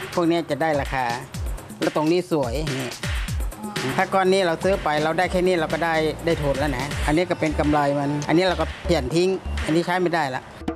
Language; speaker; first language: Thai; native; Thai